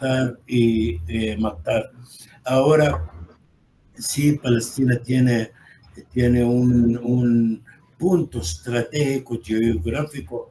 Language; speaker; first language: Spanish; non-native, fluent; Arabic